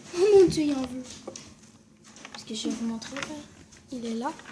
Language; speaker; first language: French; native; French